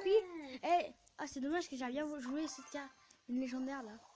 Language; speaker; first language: French; native; French